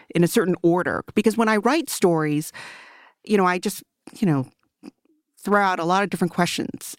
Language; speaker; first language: English; early bilingual, other home language; Chinese